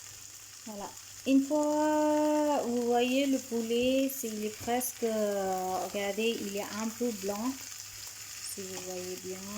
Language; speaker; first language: French; non-native, fluent; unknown